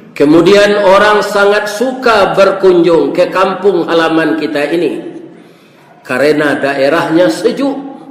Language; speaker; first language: Malay; non-native, local second language; Minangkabau